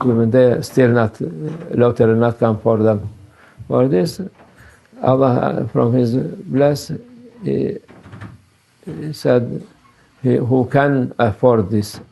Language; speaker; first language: English; non-native, learner; Turkish